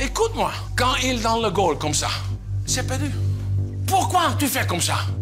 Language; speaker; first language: French; non-native, learner; Dutch